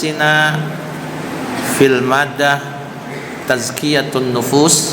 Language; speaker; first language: Arabic; non-native, fluent; Indonesian